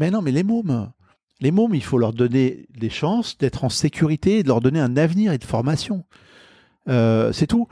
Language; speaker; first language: French; native; French